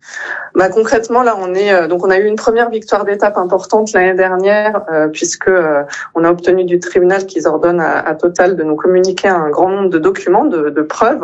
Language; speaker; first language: French; native; French